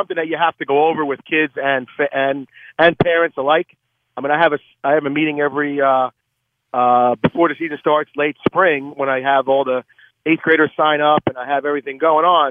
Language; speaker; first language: English; native; English